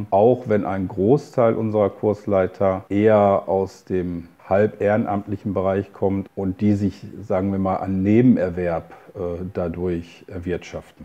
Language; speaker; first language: German; native; German